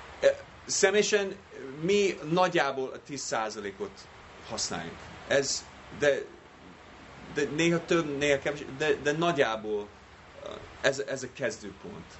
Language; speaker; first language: Hungarian; non-native, fluent; English